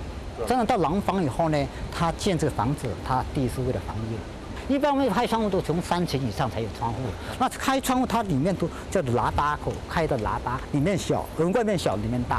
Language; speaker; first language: Chinese; native; Chinese